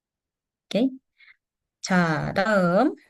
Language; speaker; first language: Korean; non-native, fluent; Indonesian